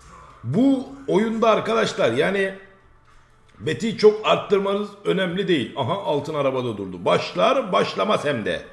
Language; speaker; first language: Turkish; native; Turkish